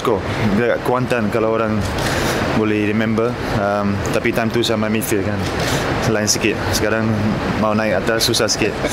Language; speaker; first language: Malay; non-native, fluent; English